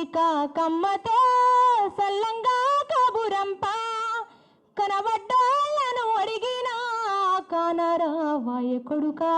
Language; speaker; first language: Telugu; native; Telugu